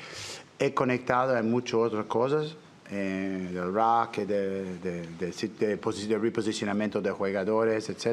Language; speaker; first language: Spanish; non-native, learner; English